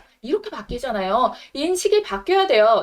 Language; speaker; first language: Korean; native; Korean